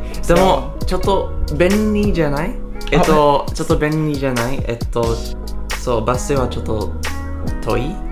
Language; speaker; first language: Japanese; non-native, learner; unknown